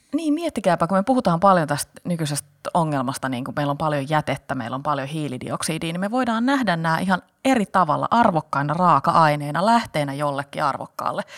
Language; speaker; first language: Finnish; native; Finnish